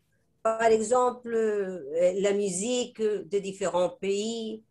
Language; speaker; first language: French; non-native, fluent; Spanish